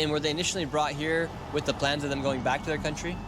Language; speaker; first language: English; native; English